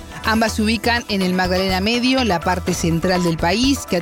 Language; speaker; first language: Spanish; native; Spanish